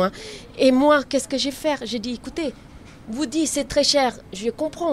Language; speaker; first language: French; non-native, learner; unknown